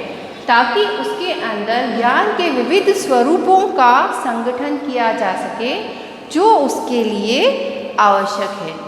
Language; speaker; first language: Hindi; native; Hindi